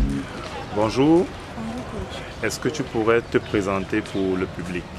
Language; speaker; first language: French; native; French